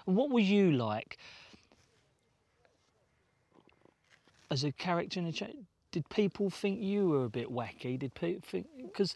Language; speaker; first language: English; native; English